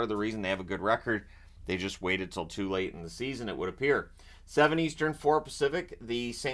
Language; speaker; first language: English; native; English